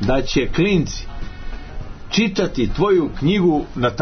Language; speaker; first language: Serbian; native; Serbian